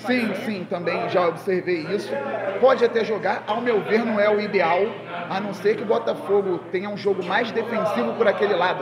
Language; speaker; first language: Portuguese; native; Portuguese